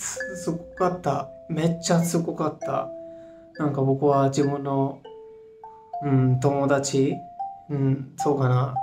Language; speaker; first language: Japanese; non-native, fluent; Hindi